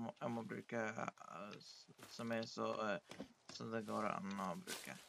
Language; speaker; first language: Norwegian; early bilingual, other home language; Polish